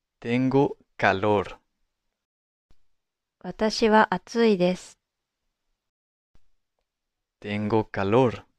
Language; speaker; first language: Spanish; non-native, fluent; Japanese